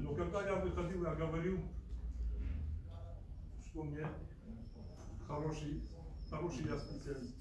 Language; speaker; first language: Russian; native; Russian